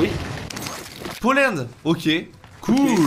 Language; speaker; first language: English; non-native, learner; French